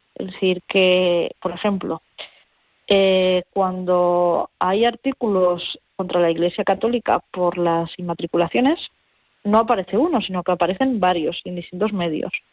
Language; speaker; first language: Spanish; native; Spanish